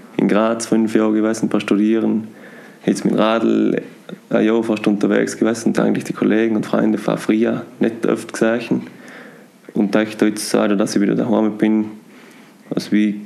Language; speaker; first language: German; native; German